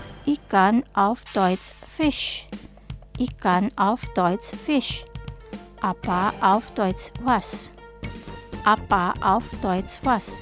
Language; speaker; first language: German; non-native, fluent; Indonesian